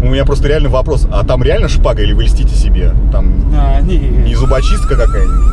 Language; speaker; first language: Russian; native; Russian